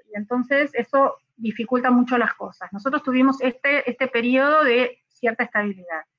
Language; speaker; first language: Spanish; native; Spanish